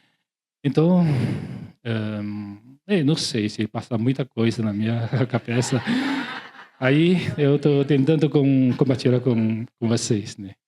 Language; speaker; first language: Portuguese; non-native, learner; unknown